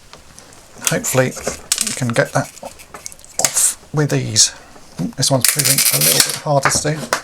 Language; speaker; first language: English; native; English